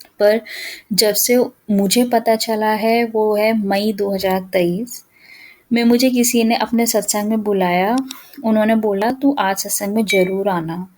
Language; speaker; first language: Hindi; native; Hindi